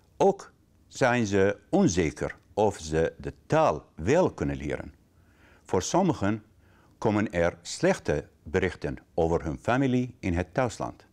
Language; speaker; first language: Dutch; non-native, fluent; Arabic